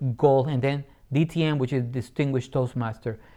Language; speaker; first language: English; non-native, fluent; Spanish